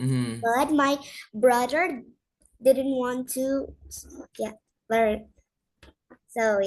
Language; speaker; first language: English; non-native, learner; Indonesian